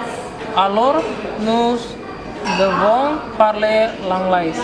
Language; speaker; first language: French; non-native, learner; Indonesian